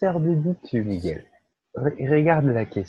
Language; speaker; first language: French; non-native, fluent; Portuguese